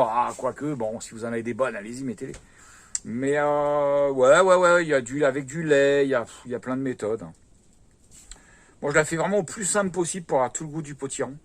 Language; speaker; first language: French; native; French